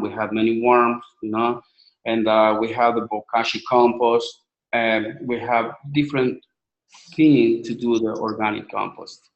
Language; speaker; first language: English; non-native, learner; Spanish